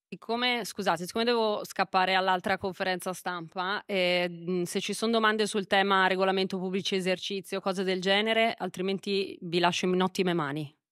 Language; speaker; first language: Italian; native; Italian